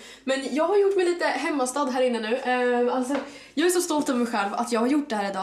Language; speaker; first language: Swedish; native; Swedish